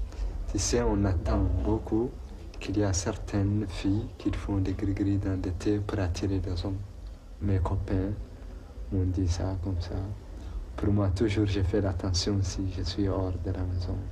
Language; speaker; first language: French; non-native, local second language; Arabic